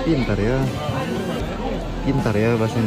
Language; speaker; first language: Indonesian; non-native, learner; Japanese